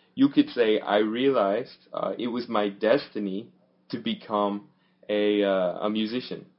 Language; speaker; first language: English; native; English